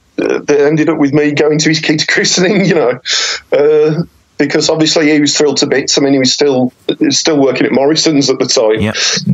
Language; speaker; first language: English; native; English